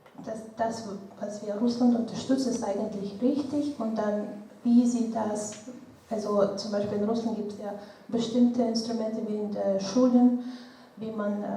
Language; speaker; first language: German; non-native, fluent; Russian